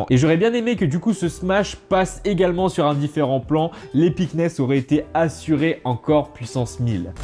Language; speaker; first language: French; native; French